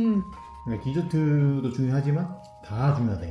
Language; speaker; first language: Korean; native; Korean